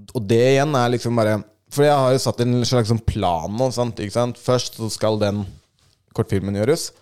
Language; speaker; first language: Norwegian; native; Norwegian